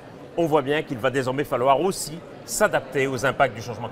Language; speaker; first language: French; native; French